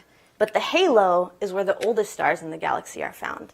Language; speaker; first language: English; native; English